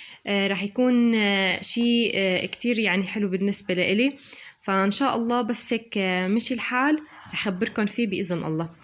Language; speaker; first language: Arabic; native; Arabic